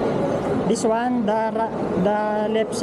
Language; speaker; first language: English; non-native, local second language; Filipino